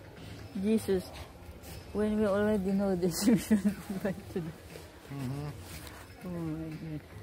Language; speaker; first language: English; non-native, learner; Filipino